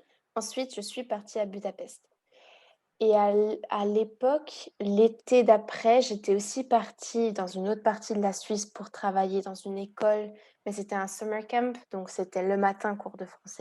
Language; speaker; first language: French; early bilingual, heritage; Hungarian